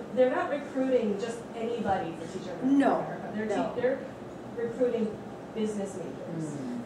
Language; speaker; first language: English; native; English